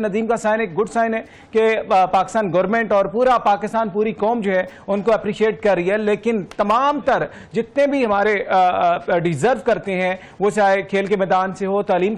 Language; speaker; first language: Urdu; native; Urdu